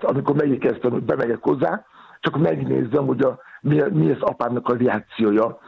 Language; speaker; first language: Hungarian; non-native, fluent; Yoruba